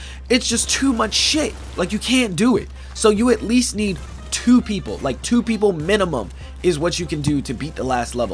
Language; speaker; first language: English; native; English